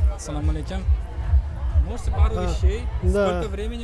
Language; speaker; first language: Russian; non-native, local second language; Uzbek